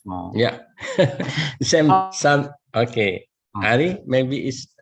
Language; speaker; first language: English; non-native, learner; Indonesian